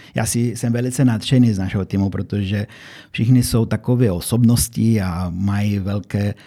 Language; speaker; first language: Czech; non-native, fluent; Romanian